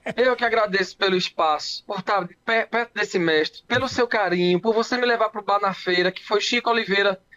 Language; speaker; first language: Portuguese; native; Portuguese